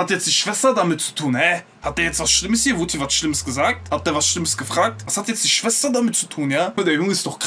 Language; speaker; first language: German; native; German